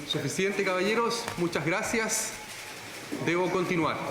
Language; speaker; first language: Spanish; native; Spanish